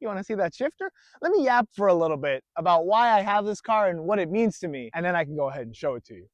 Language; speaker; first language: English; native; English